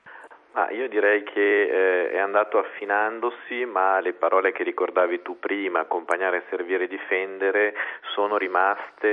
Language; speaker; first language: Italian; native; Italian